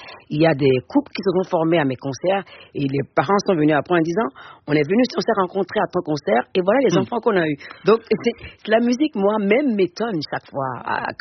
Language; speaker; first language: French; non-native, local second language; Fon